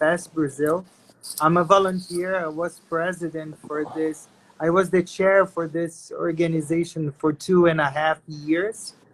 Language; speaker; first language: English; non-native, fluent; Portuguese